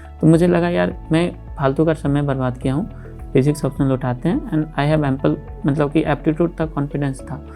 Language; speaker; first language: Hindi; native; Hindi